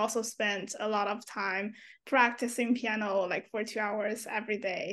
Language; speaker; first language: English; non-native, fluent; Chinese